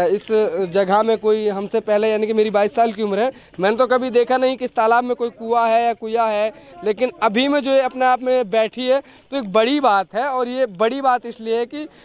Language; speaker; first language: Hindi; native; Hindi